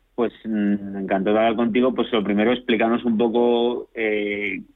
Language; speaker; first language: Spanish; native; Spanish